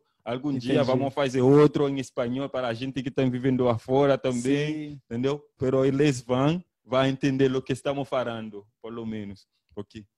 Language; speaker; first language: Portuguese; non-native, learner; Haitian Creole